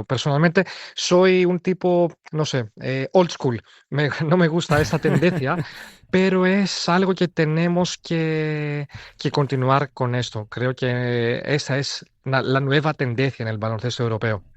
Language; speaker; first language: Spanish; non-native, fluent; Greek